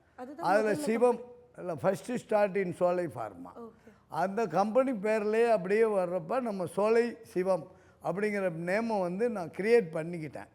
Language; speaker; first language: Tamil; native; Tamil